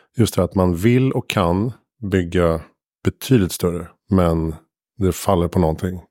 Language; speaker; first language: Swedish; native; Swedish